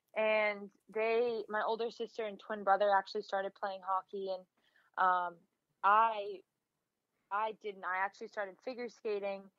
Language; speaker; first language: English; native; English